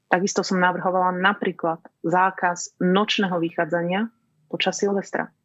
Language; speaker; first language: Slovak; native; Slovak